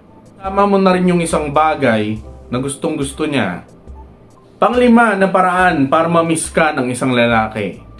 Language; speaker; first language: Filipino; native; Filipino